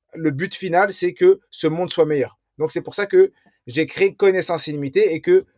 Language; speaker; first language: French; early bilingual, other home language; Riffian